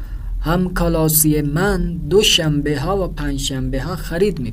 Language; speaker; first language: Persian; non-native, fluent; Urdu